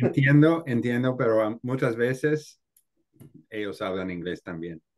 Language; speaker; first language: Spanish; non-native, fluent; English